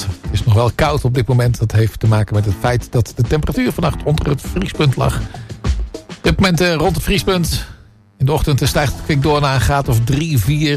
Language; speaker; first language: Dutch; native; Dutch